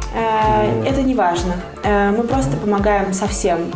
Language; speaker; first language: Russian; native; Russian